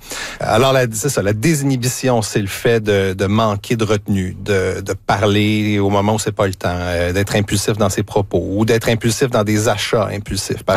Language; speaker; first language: French; native; French